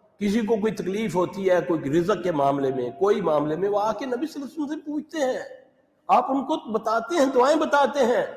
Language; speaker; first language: Urdu; native; Urdu